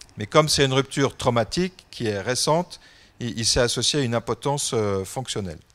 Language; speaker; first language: French; native; French